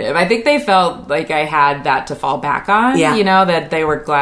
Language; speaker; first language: English; native; English